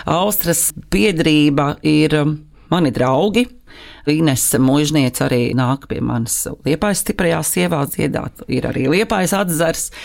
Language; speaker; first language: Latvian; native; Latvian